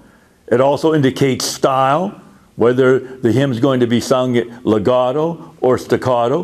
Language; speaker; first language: English; native; English